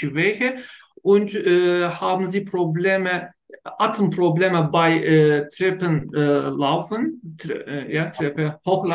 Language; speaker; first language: German; non-native, learner; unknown